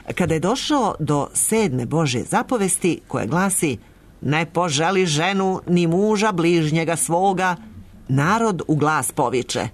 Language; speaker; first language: Serbian; native; Serbian